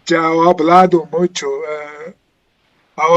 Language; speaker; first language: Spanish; non-native, learner; Portuguese